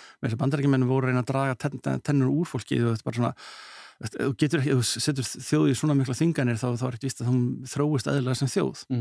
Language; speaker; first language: Icelandic; early bilingual, heritage; Icelandic